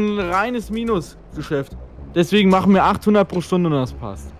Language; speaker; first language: German; native; German